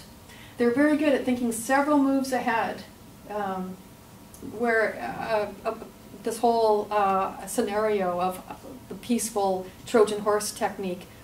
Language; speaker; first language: English; native; English